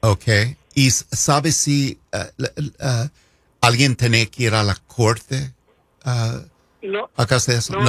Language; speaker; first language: Spanish; non-native, fluent; English